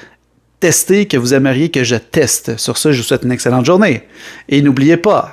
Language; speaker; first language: French; native; French